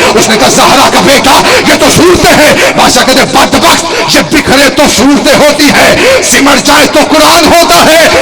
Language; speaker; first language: Urdu; non-native, local second language; Punjabi